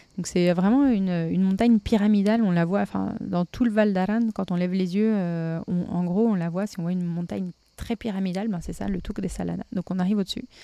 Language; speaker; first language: French; native; French